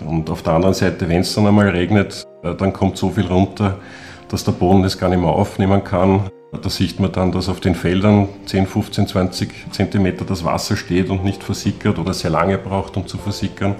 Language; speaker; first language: German; native; German